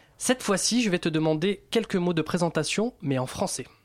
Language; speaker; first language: French; native; French